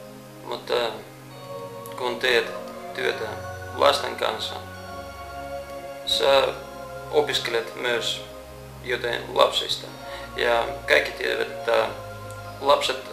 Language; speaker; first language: Finnish; non-native, fluent; Russian